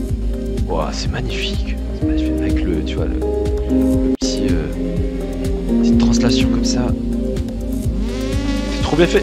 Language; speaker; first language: French; native; French